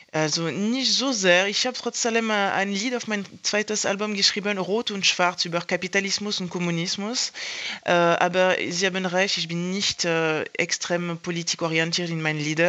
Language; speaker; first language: German; non-native, fluent; French